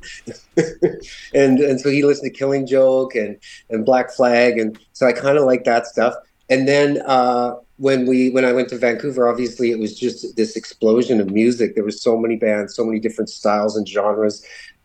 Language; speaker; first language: English; native; English